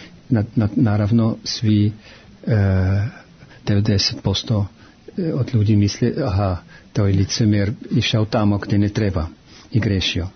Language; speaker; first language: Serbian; non-native, fluent; German